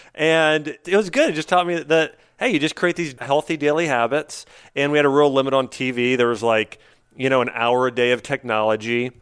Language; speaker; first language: English; native; English